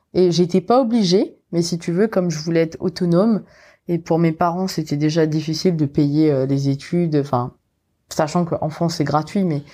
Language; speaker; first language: French; non-native, local second language; Morisyen